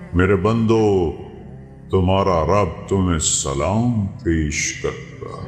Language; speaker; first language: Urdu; non-native, local second language; Punjabi